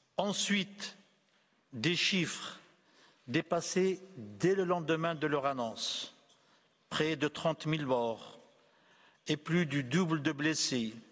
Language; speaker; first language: French; non-native, local second language; Arabic